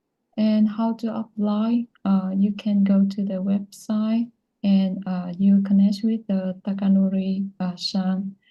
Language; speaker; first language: English; non-native, learner; Vietnamese